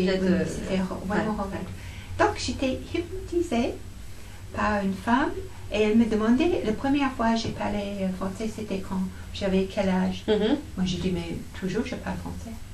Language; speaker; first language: French; non-native, fluent; English